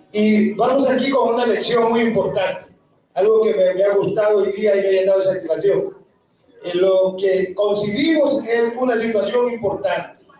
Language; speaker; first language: Spanish; non-native, fluent; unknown